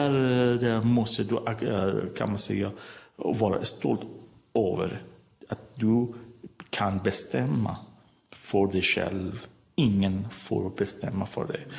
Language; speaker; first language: Swedish; non-native, learner; Persian